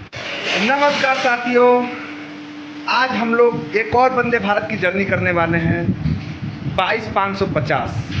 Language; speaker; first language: Hindi; native; Hindi